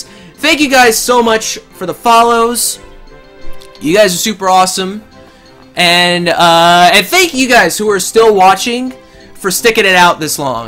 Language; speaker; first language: English; native; English